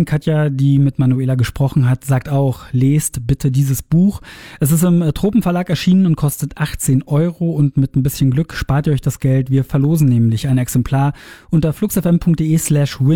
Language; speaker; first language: German; native; German